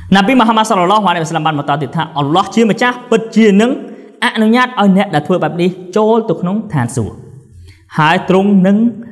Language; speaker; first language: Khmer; non-native, local second language; Eastern Cham